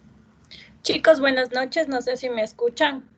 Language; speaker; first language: Spanish; native; Spanish